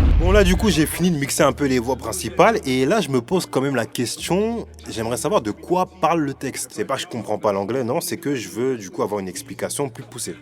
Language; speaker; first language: French; native; French